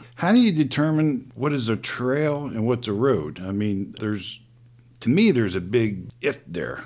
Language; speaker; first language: English; native; English